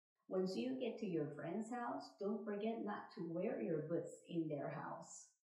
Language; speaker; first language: English; non-native, fluent; Korean